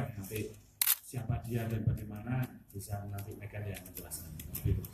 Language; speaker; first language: Indonesian; native; Indonesian